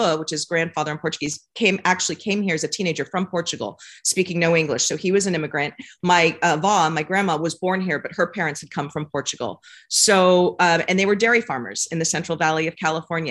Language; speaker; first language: English; native; English